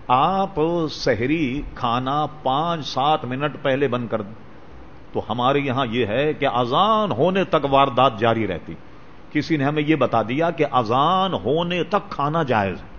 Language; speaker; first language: Urdu; native; Urdu